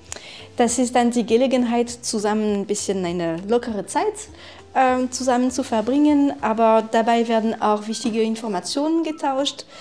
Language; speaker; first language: German; non-native, fluent; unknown